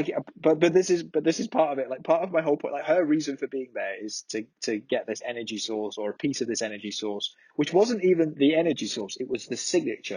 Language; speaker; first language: English; native; English